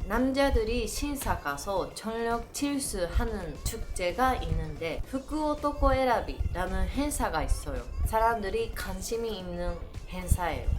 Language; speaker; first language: Korean; non-native, learner; Japanese